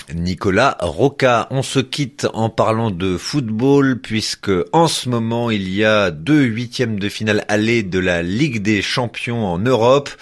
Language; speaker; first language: French; native; French